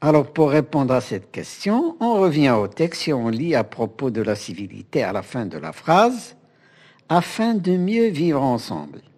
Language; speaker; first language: French; non-native, local second language; Arabic